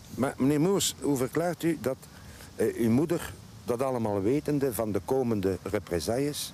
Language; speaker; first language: Dutch; native; Dutch